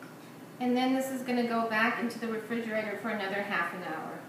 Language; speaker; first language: English; non-native, fluent; German